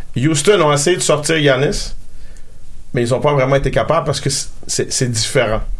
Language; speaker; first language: French; native; French